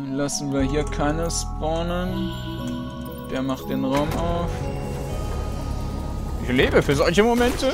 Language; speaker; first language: German; native; German